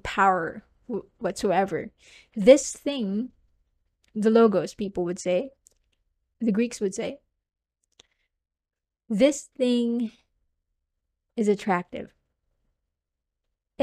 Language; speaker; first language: English; non-native, local second language; Cebuano